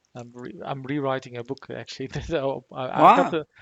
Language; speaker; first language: English; non-native, fluent; Dutch